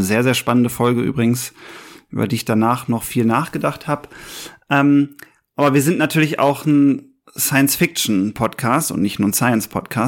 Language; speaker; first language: German; native; German